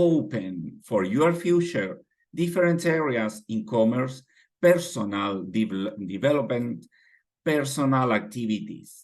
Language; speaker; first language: English; non-native, fluent; Spanish